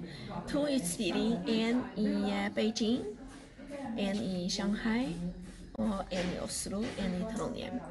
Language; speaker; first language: Norwegian; non-native, learner; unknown